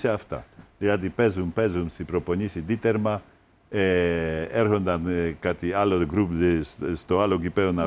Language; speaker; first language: Greek; non-native, fluent; Polish